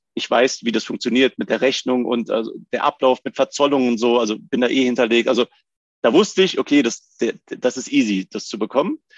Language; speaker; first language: German; native; German